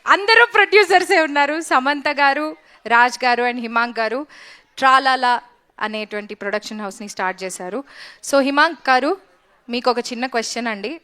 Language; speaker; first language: Telugu; native; Telugu